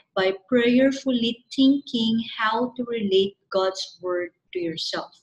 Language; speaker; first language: English; non-native, local second language; Filipino